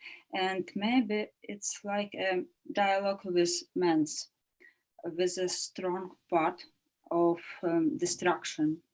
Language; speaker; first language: English; non-native, learner; Ukrainian